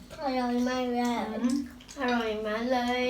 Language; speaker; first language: Thai; early bilingual, heritage; Swedish